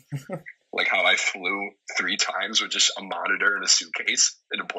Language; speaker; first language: English; native; English